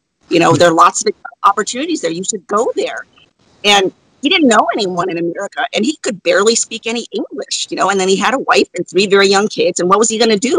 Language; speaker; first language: English; native; English